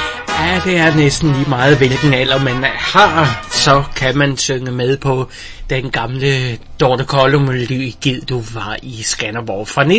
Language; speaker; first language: Danish; native; Danish